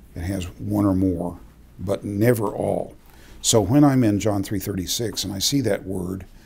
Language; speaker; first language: English; native; English